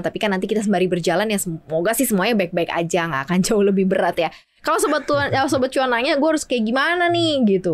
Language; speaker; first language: Indonesian; native; Indonesian